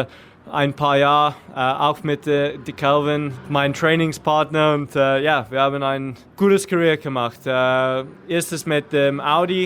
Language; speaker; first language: German; non-native, learner; English